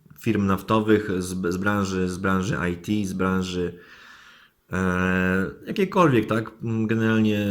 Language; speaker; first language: Polish; native; Polish